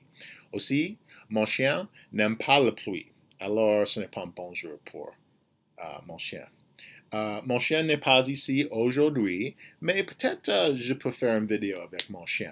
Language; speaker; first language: French; non-native, fluent; English